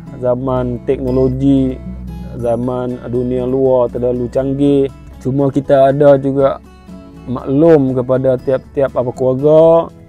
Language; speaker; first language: Malay; non-native, local second language; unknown